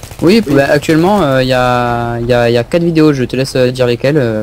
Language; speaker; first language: French; native; French